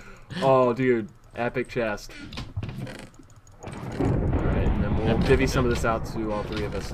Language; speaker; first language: English; native; English